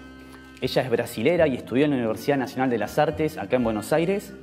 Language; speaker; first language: Spanish; native; Spanish